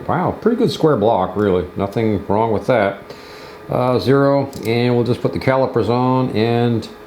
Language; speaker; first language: English; native; English